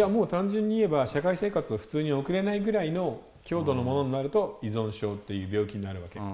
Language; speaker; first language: Japanese; native; Japanese